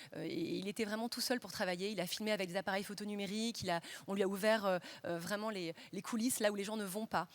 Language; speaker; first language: French; native; French